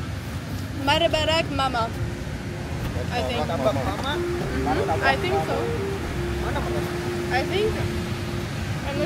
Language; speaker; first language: English; non-native, learner; French